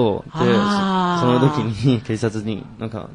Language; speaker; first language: Japanese; non-native, fluent; Chinese